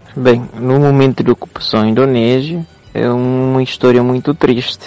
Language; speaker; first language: Portuguese; non-native, fluent; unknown